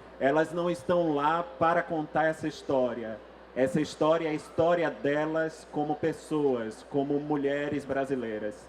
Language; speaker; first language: Portuguese; native; Portuguese